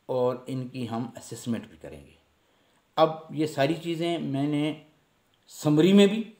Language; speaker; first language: Urdu; non-native, local second language; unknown